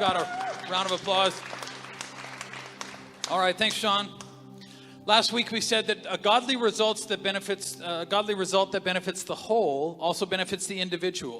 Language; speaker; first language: English; native; English